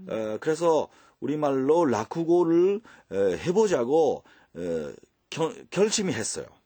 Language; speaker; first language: Korean; non-native, fluent; Japanese